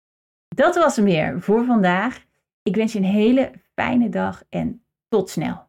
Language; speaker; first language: Dutch; native; Dutch